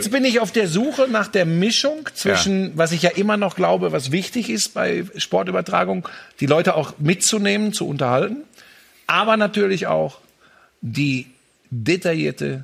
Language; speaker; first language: German; native; German